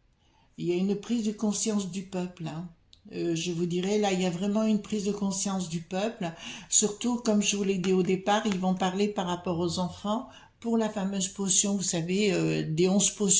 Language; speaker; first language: French; native; French